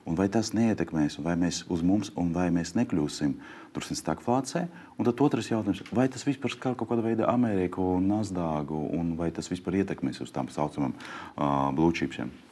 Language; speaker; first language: Latvian; non-native, local second language; Russian